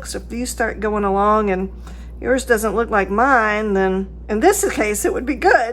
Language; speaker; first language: English; native; English